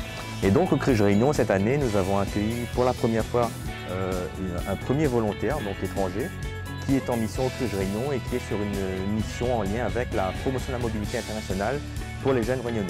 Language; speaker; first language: French; native; French